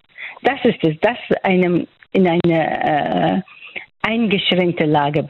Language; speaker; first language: German; non-native, fluent; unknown